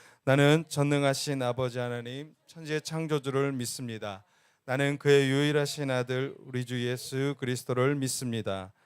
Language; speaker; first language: Korean; native; Korean